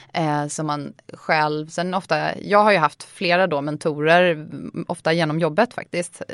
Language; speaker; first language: Swedish; native; Swedish